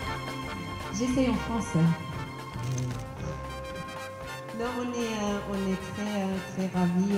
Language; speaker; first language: French; non-native, learner; German